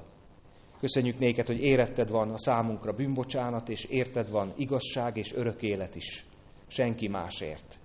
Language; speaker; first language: Hungarian; native; Hungarian